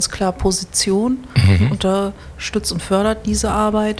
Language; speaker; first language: German; native; German